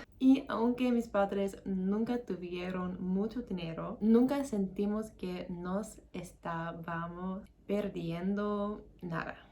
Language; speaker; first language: Spanish; non-native, learner; English